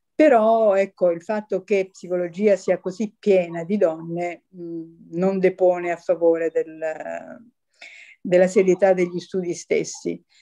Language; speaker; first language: Italian; native; Italian